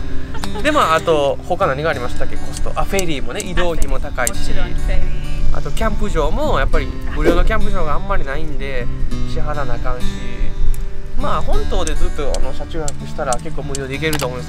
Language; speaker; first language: Japanese; native; Japanese